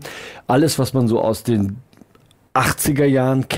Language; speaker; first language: German; native; German